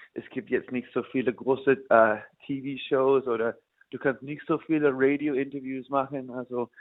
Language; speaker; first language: German; non-native, fluent; English